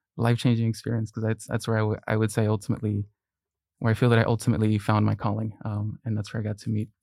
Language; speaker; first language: English; early bilingual, other home language; Spanish